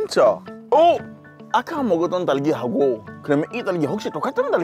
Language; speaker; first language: Korean; non-native, learner; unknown